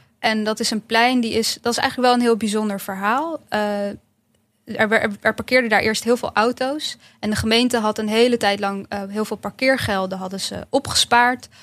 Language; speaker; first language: Dutch; early bilingual, other home language; Bosnian